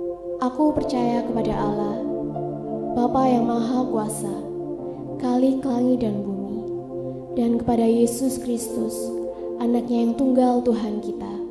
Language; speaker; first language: Indonesian; native; Indonesian